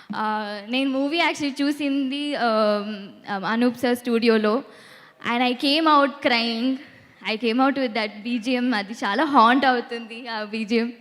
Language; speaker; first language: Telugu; non-native, learner; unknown